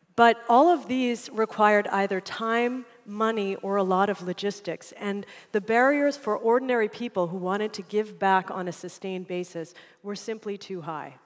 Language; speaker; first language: English; native; English